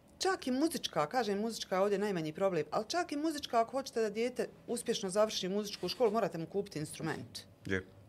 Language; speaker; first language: Bosnian; native; Bosnian